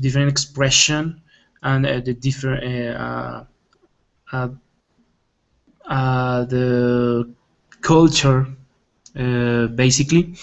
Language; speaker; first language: English; non-native, learner; Spanish